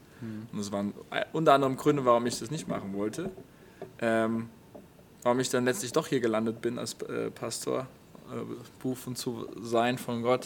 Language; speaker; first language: German; native; German